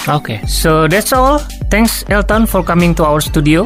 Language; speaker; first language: English; non-native, fluent; Javanese